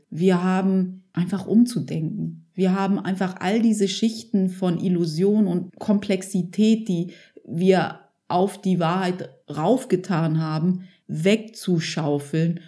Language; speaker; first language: German; early bilingual, other home language; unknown